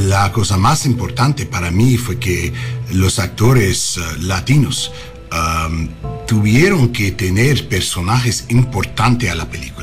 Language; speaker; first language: Spanish; non-native, learner; English